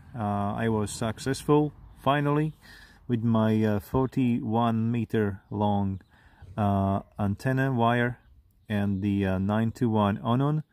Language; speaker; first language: English; non-native, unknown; Slovak